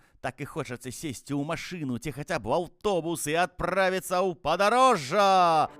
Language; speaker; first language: Belarusian; native; Belarusian